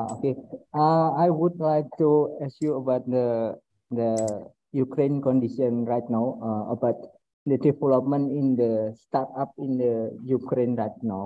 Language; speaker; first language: English; non-native, learner; Indonesian